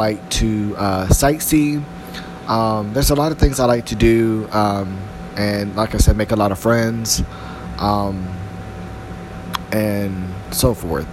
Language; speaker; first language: English; native; English